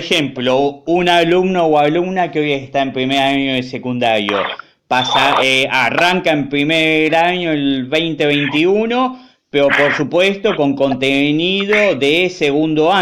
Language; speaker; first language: Spanish; native; Spanish